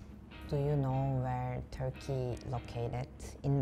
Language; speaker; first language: English; non-native, fluent; Turkish